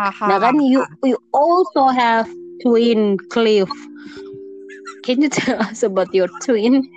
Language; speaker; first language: English; non-native, learner; Indonesian